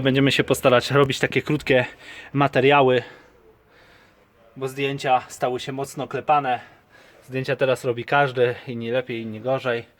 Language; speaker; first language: Polish; native; Polish